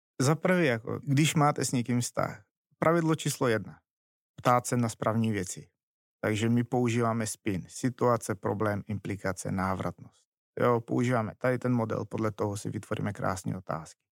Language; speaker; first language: Czech; non-native, fluent; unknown